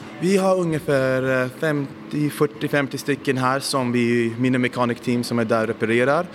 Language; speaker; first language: Swedish; non-native, fluent; English